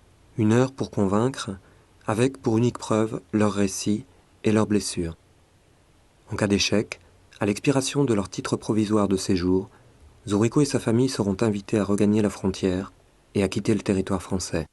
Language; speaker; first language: French; native; French